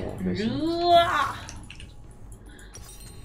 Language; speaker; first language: Chinese; native; Chinese